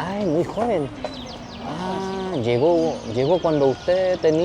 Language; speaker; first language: Spanish; non-native, fluent; Indonesian